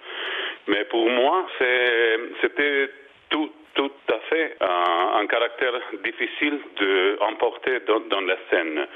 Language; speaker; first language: French; non-native, learner; Spanish